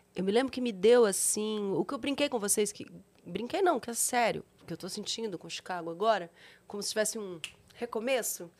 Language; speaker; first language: Portuguese; native; Portuguese